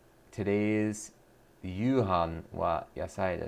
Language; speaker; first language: Japanese; non-native, learner; English